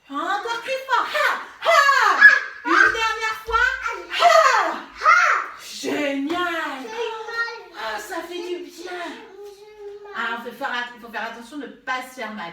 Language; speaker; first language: French; native; French